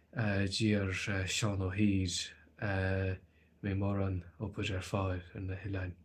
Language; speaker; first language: Irish; native; Irish